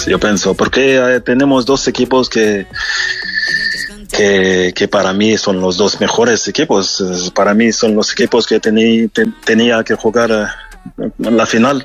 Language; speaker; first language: Spanish; non-native, fluent; French